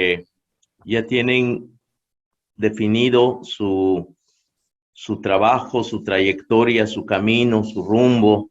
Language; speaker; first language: Spanish; non-native, local second language; Yucateco